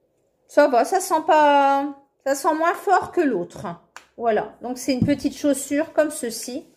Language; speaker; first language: French; native; French